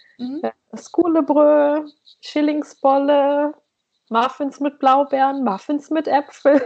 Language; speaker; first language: German; native; German